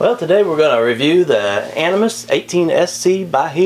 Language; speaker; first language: English; native; English